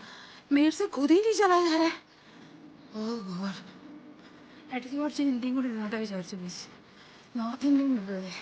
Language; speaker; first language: Hindi; non-native, local second language; Malayalam